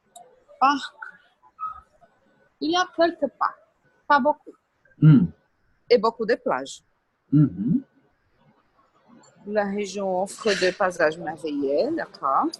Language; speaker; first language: French; non-native, learner; Portuguese